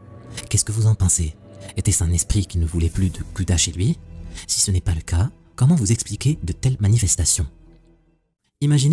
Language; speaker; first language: French; native; French